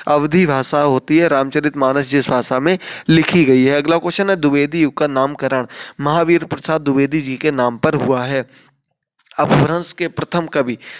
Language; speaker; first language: Hindi; native; Hindi